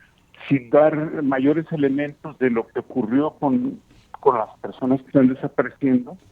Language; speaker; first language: Spanish; native; Spanish